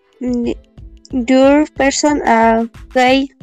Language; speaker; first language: English; non-native, learner; Spanish